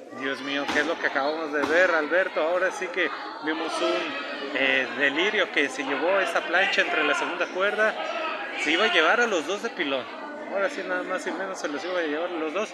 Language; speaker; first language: Spanish; native; Spanish